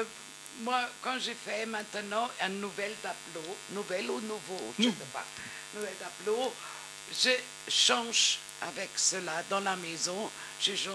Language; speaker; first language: French; non-native, learner; German